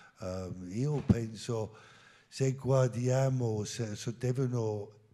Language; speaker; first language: Italian; non-native, learner; English